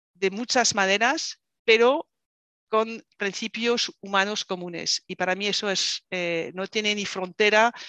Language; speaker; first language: Spanish; non-native, fluent; French